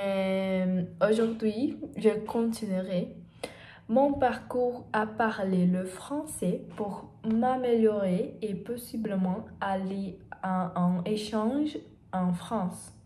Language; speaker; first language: French; non-native, learner; Portuguese